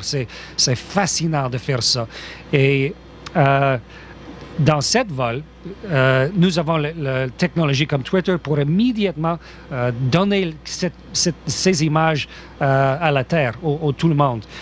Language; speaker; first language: French; non-native, local second language; English